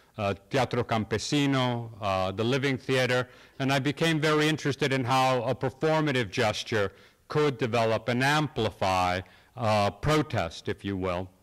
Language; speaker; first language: English; native; English